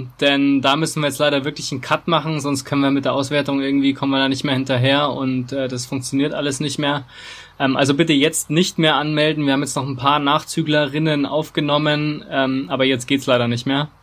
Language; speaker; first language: German; native; German